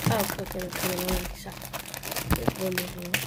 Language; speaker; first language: Hebrew; native; Hebrew